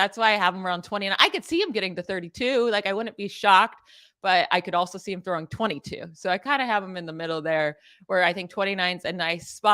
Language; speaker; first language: English; native; English